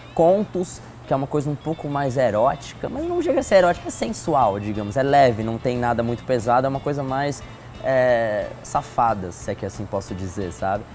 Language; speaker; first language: Portuguese; native; Portuguese